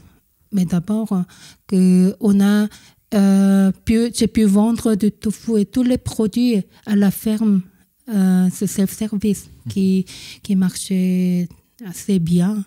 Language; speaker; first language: French; non-native, fluent; Korean